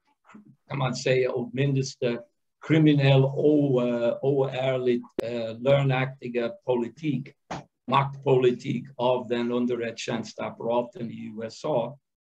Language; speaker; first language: Swedish; non-native, fluent; English